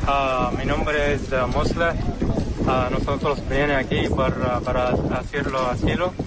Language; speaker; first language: Spanish; non-native, learner; Arabic